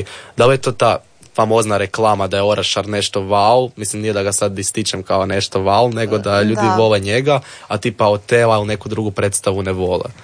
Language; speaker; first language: Serbian; native; Serbian